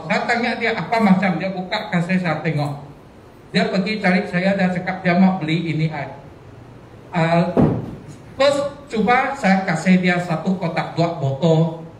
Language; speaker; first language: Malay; non-native, local second language; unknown